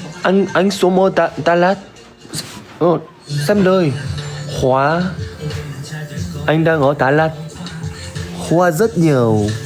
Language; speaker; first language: Vietnamese; non-native, learner; Korean